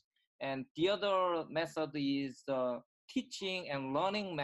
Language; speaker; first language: English; non-native, learner; Korean